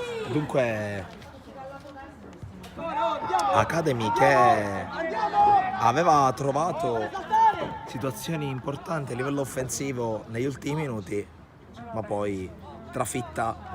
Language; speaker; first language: Italian; native; Italian